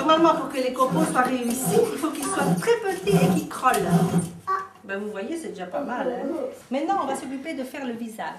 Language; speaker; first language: French; native; French